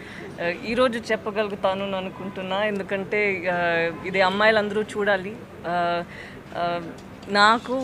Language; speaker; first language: Telugu; non-native, fluent; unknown